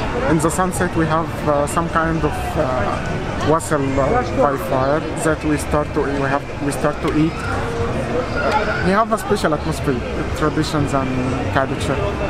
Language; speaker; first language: English; non-native, learner; Arabic